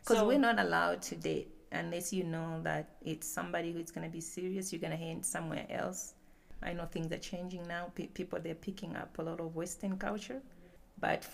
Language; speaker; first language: English; non-native, local second language; Bemba